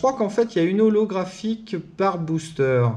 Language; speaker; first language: French; native; French